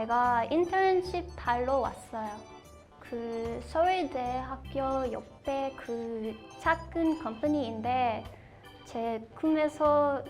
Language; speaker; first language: Korean; non-native, learner; English